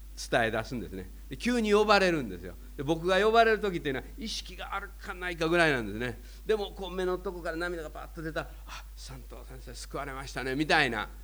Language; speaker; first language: Japanese; native; Japanese